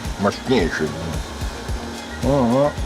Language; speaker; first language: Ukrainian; non-native, learner; Italian